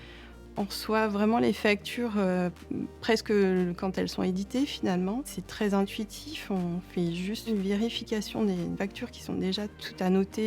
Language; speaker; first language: French; native; French